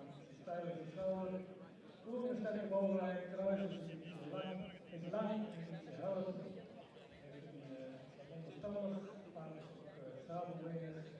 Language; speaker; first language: Dutch; native; Dutch